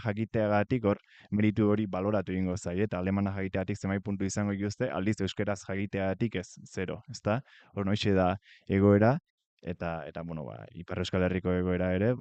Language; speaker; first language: Basque; native; Basque